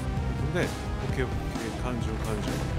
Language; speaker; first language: Korean; native; Korean